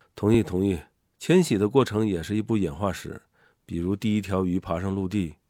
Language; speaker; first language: Chinese; native; Chinese